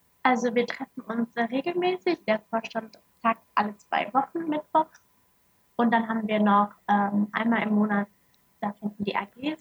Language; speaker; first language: German; early bilingual, other home language; Arabic